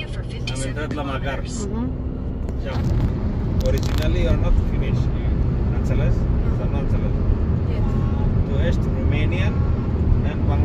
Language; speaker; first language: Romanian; non-native, learner; Bangla